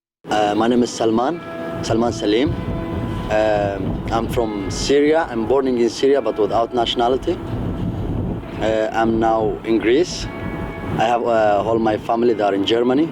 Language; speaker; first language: English; non-native, fluent; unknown